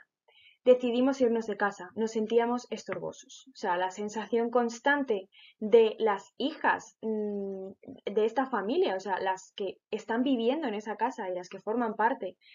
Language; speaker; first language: Spanish; native; Spanish